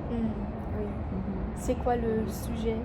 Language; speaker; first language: French; non-native, learner; English